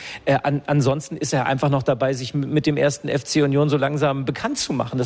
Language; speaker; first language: German; native; German